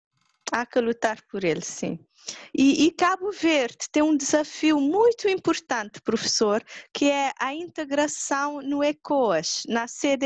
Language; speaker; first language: Portuguese; non-native, local second language; Kabuverdianu